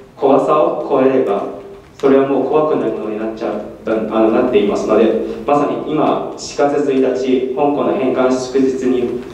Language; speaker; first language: Japanese; non-native, fluent; Cantonese